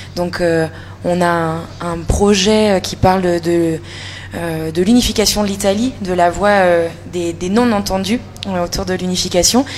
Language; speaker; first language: French; native; French